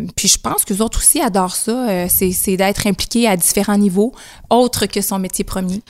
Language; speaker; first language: French; native; French